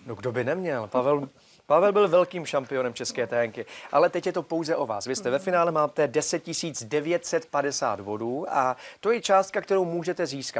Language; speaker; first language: Czech; native; Czech